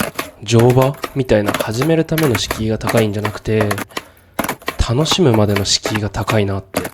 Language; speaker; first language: Japanese; native; Japanese